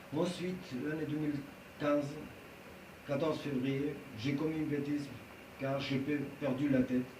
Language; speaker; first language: French; non-native, learner; Georgian